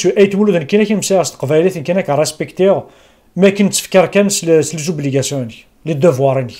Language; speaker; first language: French; non-native, local second language; Kabyle